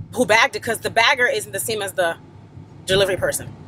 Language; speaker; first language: English; native; English